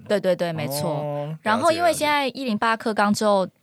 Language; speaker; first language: Chinese; non-native, local second language; Min Nan Chinese